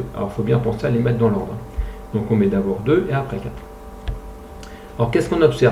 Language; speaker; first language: French; native; French